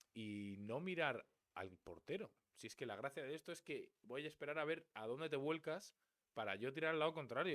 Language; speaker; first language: Spanish; native; Spanish